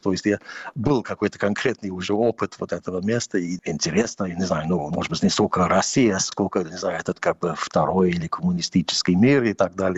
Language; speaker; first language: Russian; non-native, fluent; English